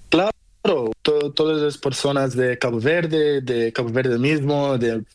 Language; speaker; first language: Spanish; non-native, learner; Portuguese